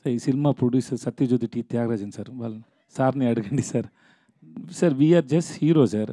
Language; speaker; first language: Telugu; non-native, learner; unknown